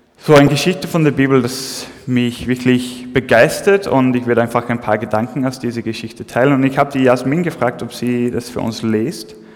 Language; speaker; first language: German; non-native, fluent; English